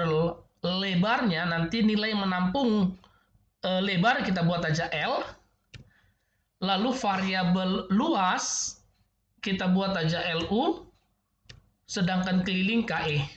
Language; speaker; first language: Indonesian; native; Indonesian